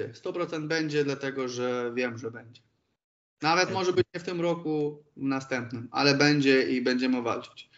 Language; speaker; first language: Polish; non-native, fluent; Romanian